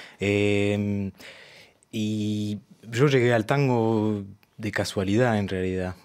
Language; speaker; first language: Spanish; early bilingual, heritage; Spanish